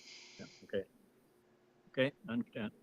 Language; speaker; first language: English; native; English